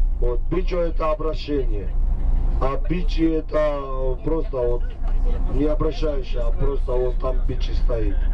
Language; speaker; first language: Russian; non-native, local second language; Georgian